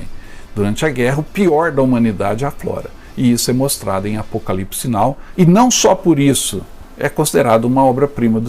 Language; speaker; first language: Portuguese; native; Portuguese